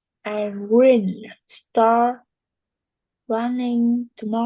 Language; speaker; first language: English; non-native, learner; Vietnamese